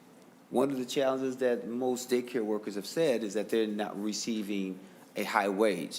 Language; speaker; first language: English; native; English